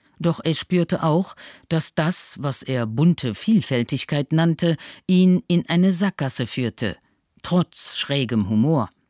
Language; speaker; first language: German; native; German